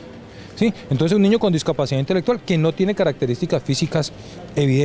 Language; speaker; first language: Spanish; native; Spanish